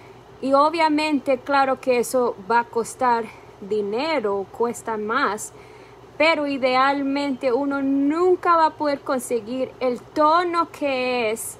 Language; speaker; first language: Spanish; early bilingual, heritage; Spanish